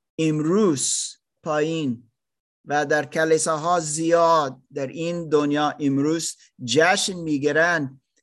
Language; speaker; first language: Persian; non-native, learner; German